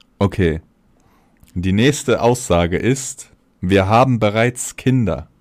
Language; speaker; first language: German; early bilingual, other home language; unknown